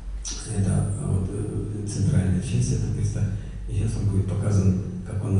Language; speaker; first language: Russian; native; Russian